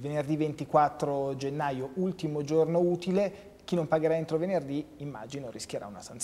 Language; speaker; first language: Italian; native; Italian